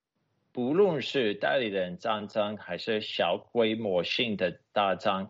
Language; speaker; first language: Chinese; non-native, fluent; English